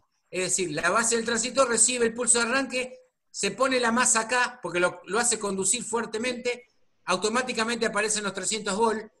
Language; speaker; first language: Spanish; native; Spanish